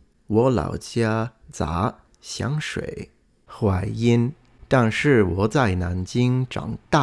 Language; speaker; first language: Chinese; non-native, learner; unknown